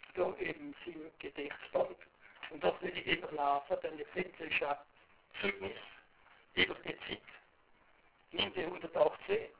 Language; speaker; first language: German; non-native, local second language; French